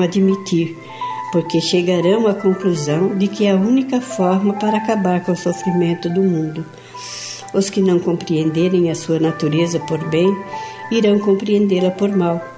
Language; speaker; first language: Portuguese; native; Portuguese